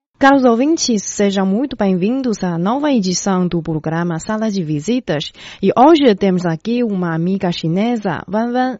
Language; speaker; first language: Portuguese; non-native, fluent; Chinese